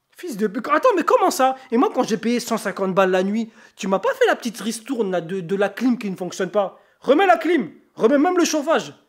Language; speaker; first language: French; native; French